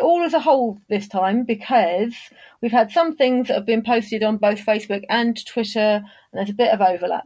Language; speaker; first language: English; native; English